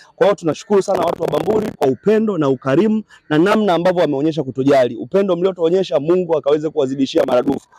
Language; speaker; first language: Swahili; native; Swahili